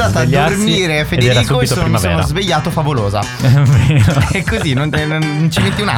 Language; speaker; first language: Italian; native; Italian